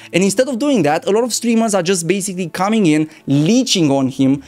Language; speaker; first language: English; non-native, fluent; Romanian